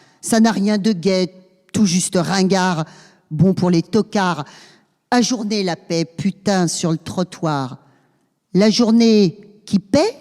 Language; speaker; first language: French; native; French